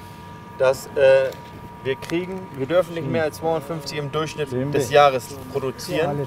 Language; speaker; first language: German; native; German